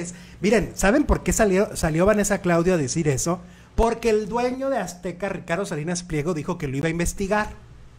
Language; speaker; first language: Spanish; native; Spanish